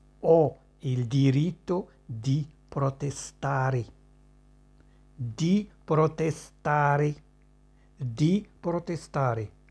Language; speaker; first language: Italian; non-native, fluent; Arabic